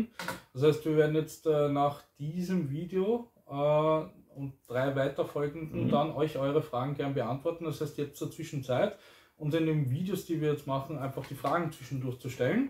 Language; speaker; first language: German; native; German